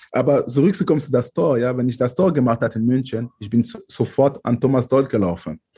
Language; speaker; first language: German; non-native, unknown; French